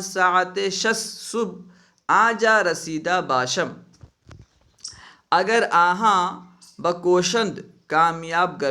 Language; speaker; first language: Persian; non-native, learner; Urdu